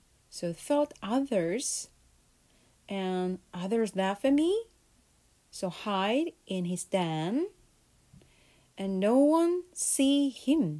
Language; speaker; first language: English; non-native, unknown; Korean